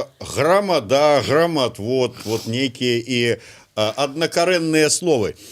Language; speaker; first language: Belarusian; native; Belarusian